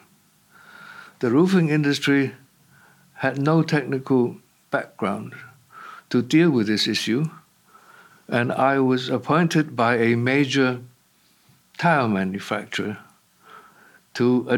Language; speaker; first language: English; non-native, local second language; Cantonese